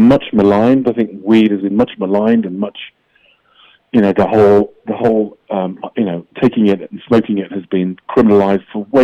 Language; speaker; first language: English; native; English